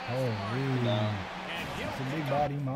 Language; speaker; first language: English; native; English